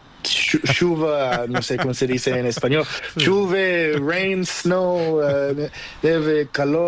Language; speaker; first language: Spanish; non-native, learner; Portuguese